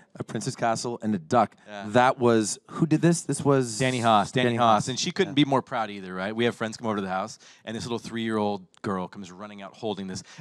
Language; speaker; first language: English; native; English